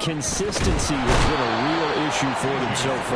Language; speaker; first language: English; native; English